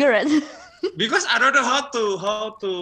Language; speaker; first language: English; non-native, learner; Indonesian